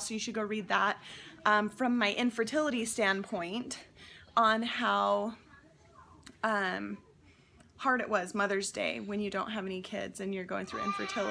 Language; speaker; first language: English; native; English